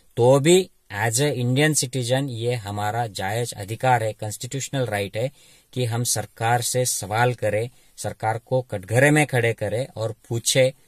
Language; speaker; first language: Hindi; non-native, local second language; Marathi